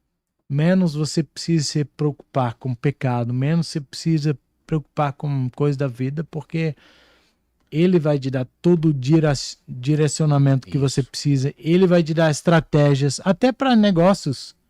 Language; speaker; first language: Portuguese; non-native, fluent; Dutch